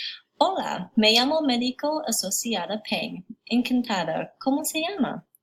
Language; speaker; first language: Spanish; non-native, learner; English